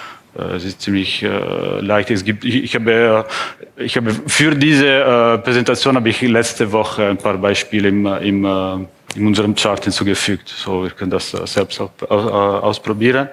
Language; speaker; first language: German; non-native, fluent; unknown